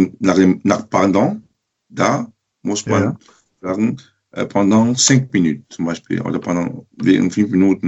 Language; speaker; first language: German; non-native, local second language; French